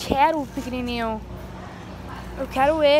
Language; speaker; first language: Portuguese; early bilingual, heritage; Portuguese